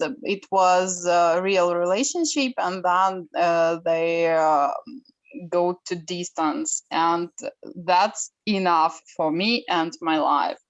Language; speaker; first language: English; non-native, learner; Ukrainian